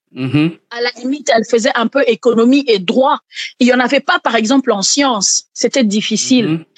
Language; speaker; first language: French; non-native, local second language; Lingala